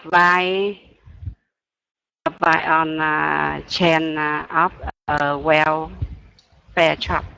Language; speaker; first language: English; non-native, learner; Vietnamese